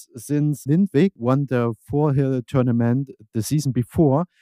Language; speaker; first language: English; non-native, fluent; German